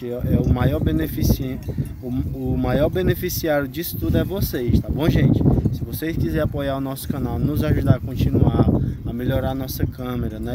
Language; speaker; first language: Portuguese; native; Portuguese